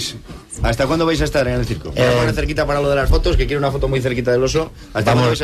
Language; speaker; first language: Spanish; native; Spanish